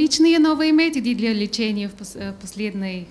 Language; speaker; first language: Russian; non-native, learner; Bulgarian